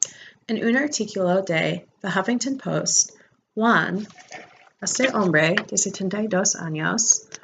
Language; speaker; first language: Spanish; non-native, fluent; English